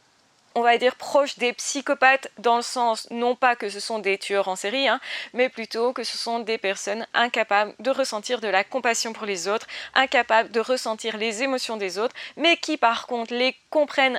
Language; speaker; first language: French; native; French